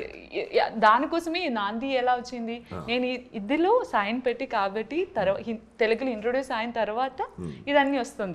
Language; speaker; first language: Telugu; non-native, learner; Malayalam